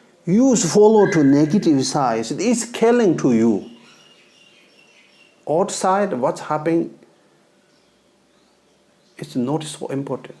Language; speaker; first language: English; non-native, learner; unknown